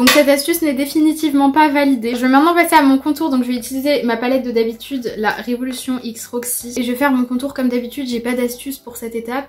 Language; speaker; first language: French; native; French